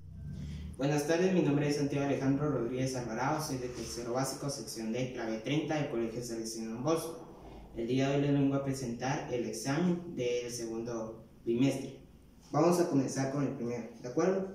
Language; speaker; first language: Spanish; native; Spanish